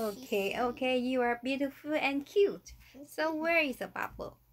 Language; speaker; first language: English; non-native, learner; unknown